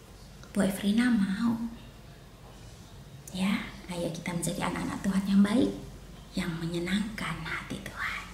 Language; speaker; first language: Indonesian; native; Indonesian